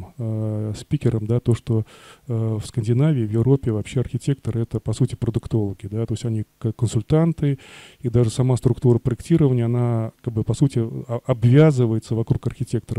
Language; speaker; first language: Russian; native; Russian